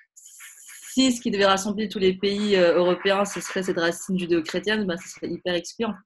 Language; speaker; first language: French; native; French